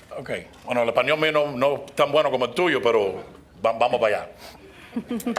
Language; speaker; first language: Spanish; early bilingual, other home language; English